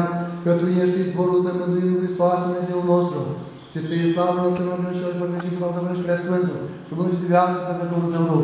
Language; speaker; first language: Romanian; native; Romanian